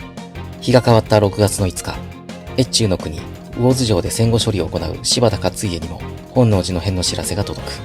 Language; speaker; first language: Japanese; native; Japanese